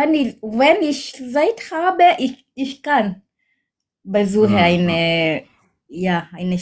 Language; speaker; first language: German; non-native, learner; Mandingo